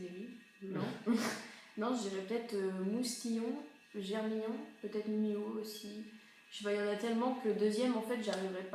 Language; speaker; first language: French; native; French